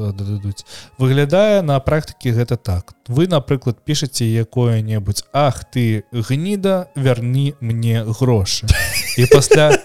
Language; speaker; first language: Belarusian; non-native, local second language; Russian